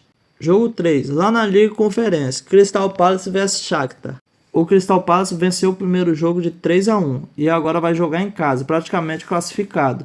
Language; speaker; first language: Portuguese; native; Portuguese